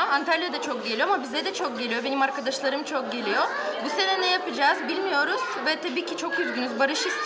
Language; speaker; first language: Turkish; non-native, fluent; Russian